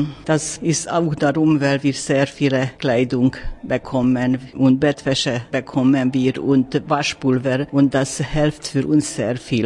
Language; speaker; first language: German; non-native, learner; Hungarian